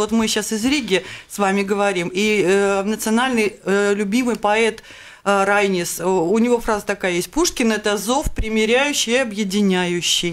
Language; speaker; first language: Russian; native; Russian